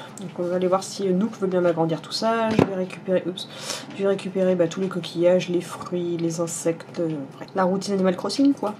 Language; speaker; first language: French; native; French